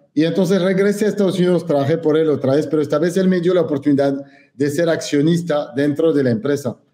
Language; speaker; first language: Spanish; non-native, fluent; French